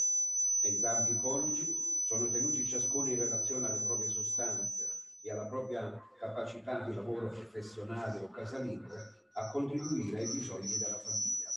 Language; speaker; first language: Italian; native; Italian